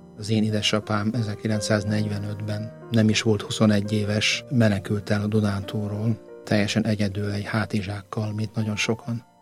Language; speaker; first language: Hungarian; early bilingual, heritage; Hungarian